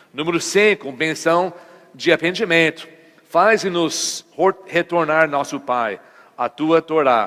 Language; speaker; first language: Portuguese; non-native, fluent; English